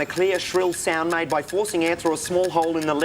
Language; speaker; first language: English; native; English